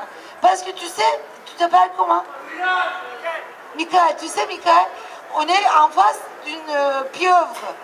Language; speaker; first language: French; non-native, fluent; Turkish